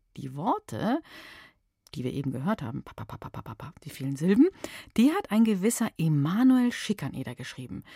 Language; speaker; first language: German; native; German